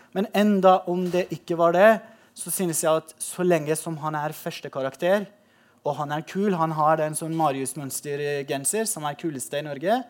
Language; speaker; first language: Norwegian; non-native, fluent; Persian